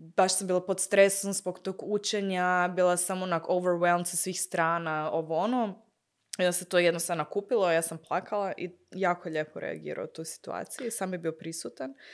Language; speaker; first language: Croatian; early bilingual, heritage; Croatian